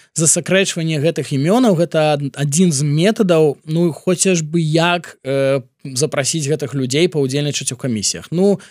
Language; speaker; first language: Belarusian; non-native, local second language; Russian